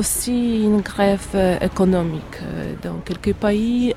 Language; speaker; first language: French; non-native, fluent; Polish